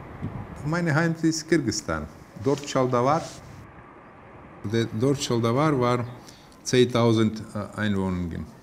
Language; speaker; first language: German; early bilingual, heritage; German